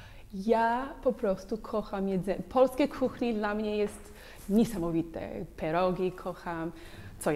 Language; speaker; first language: Polish; non-native, learner; English